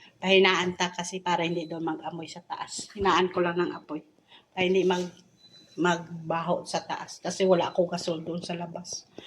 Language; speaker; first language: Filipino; non-native, local second language; Hiligaynon